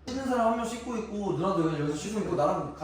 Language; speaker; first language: Korean; native; Korean